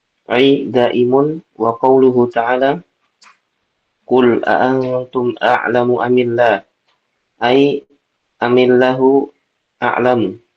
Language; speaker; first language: Arabic; non-native, learner; Indonesian